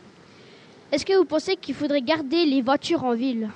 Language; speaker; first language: French; native; French